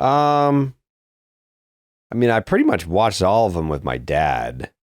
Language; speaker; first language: English; native; English